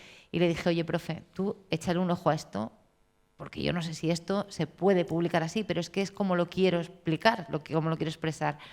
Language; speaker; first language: Spanish; native; Spanish